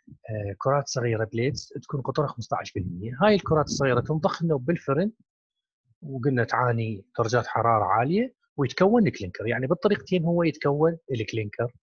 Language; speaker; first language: Arabic; native; Arabic